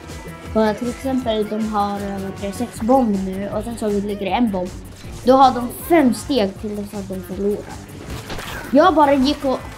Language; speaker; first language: Swedish; early bilingual, other home language; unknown